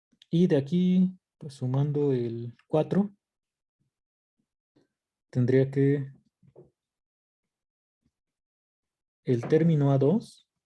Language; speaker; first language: Spanish; native; Spanish